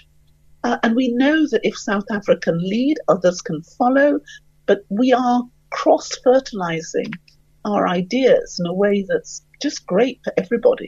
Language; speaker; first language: English; native; English